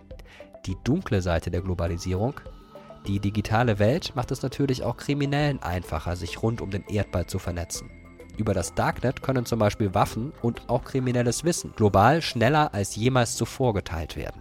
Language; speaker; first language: German; native; German